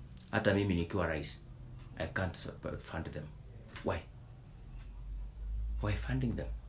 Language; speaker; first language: English; non-native, local second language; Swahili